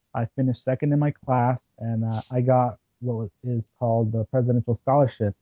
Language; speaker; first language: English; early bilingual, other home language; Spanish